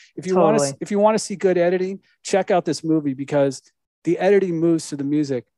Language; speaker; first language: English; native; English